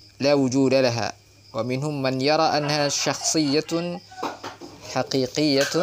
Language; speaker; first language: Arabic; non-native, fluent; Indonesian